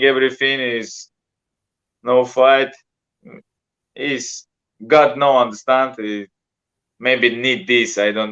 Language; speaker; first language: English; non-native, learner; Russian